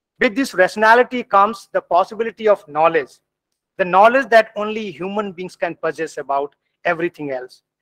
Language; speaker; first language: English; non-native, local second language; Hindi